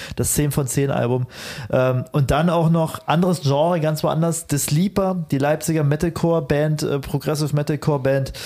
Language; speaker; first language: German; early bilingual, other home language; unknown